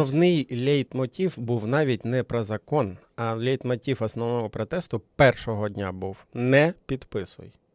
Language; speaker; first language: Ukrainian; native; Ukrainian